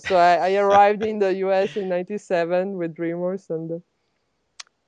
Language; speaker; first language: English; non-native, fluent; Italian